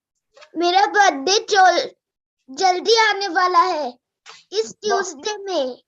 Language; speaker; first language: Hindi; native; Hindi